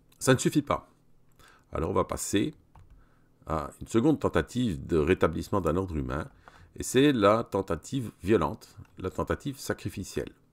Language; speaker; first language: French; native; French